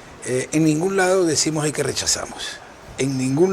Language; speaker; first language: Spanish; native; Spanish